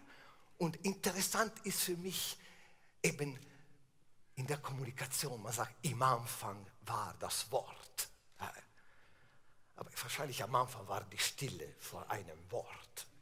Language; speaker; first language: German; non-native, fluent; Italian